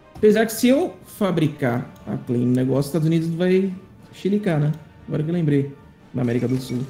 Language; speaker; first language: Portuguese; native; Portuguese